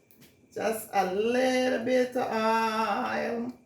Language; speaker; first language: English; non-native, local second language; Jamaican Creole English